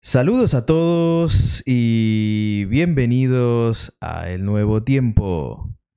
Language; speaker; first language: Spanish; native; Spanish